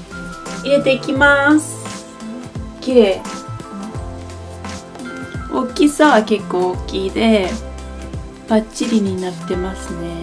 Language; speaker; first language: Japanese; non-native, fluent; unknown